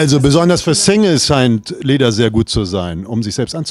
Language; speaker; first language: German; native; German